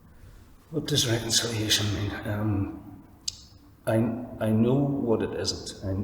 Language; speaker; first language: English; native; English